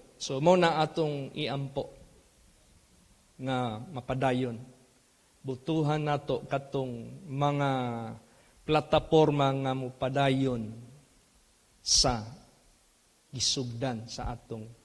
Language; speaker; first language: Cebuano; native; Cebuano